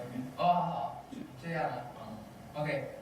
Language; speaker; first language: Chinese; non-native, learner; Thai